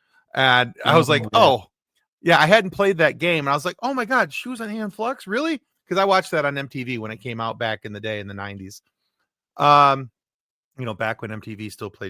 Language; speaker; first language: English; native; English